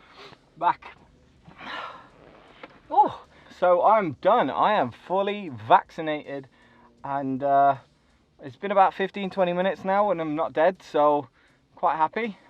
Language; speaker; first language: English; native; English